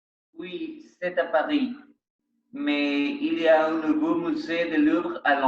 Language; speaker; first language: French; non-native, learner; Spanish